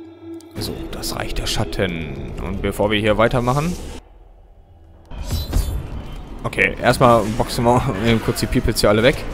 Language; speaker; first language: German; native; German